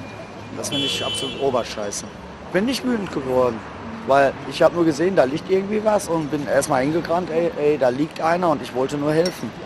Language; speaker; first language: German; native; German